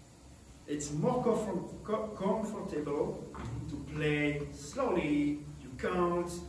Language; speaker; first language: English; non-native, learner; French